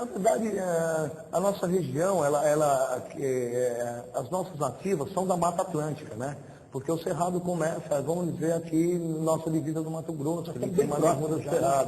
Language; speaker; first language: Portuguese; native; Portuguese